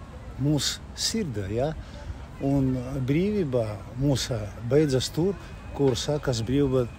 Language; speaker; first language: Latvian; non-native, local second language; Russian